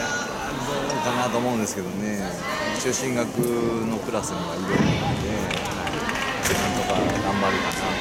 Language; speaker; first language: Japanese; native; Japanese